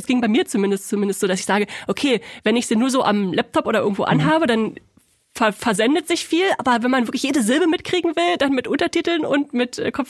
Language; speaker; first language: German; native; German